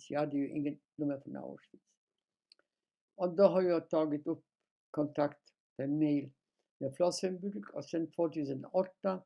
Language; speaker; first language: Swedish; non-native, fluent; Polish